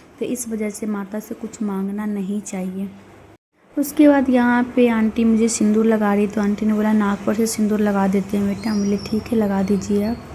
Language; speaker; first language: Hindi; native; Hindi